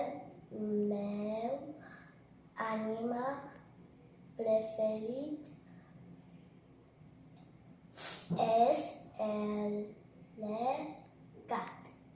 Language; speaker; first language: Catalan; non-native, learner; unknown